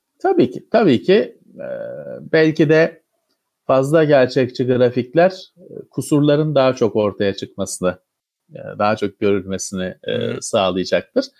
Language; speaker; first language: Turkish; native; Turkish